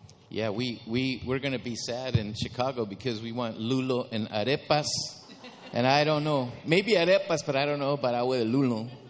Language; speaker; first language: English; early bilingual, other home language; Spanish